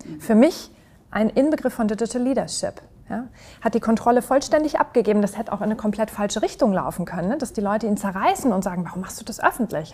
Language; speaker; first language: German; native; German